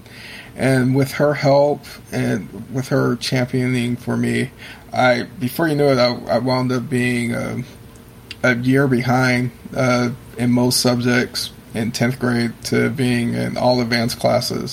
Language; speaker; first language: English; native; English